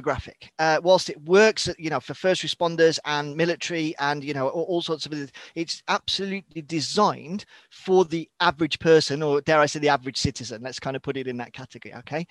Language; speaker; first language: English; native; English